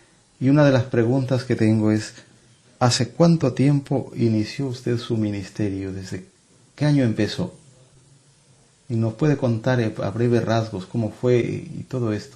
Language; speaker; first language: Spanish; native; Spanish